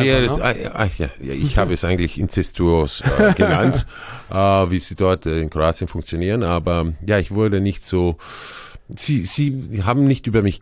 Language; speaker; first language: German; non-native, fluent; Croatian